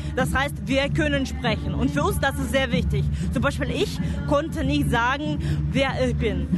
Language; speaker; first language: German; non-native, fluent; Russian